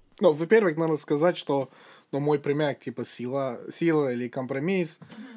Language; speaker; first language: Russian; non-native, fluent; English